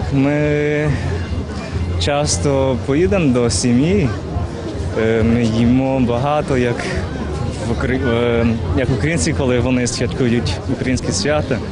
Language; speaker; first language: Ukrainian; non-native, learner; Chinese